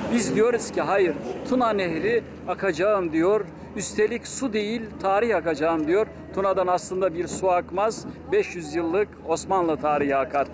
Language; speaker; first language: Turkish; native; Turkish